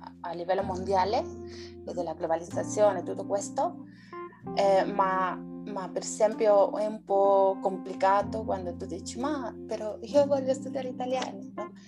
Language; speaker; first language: Italian; non-native, learner; Spanish